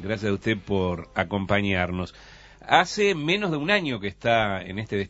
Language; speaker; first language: Spanish; native; Spanish